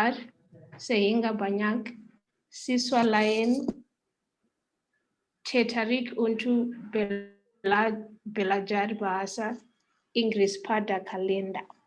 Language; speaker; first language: Indonesian; non-native, learner; English